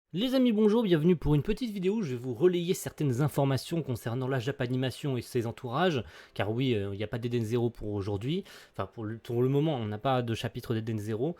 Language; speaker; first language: French; native; French